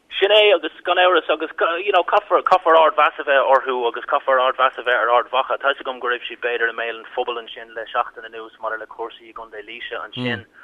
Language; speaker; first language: Irish; native; Irish